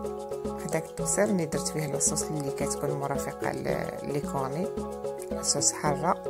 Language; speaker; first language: Arabic; native; Arabic